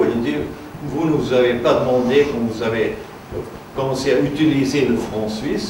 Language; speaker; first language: French; non-native, fluent; German